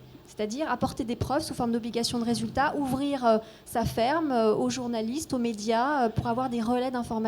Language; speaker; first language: French; native; French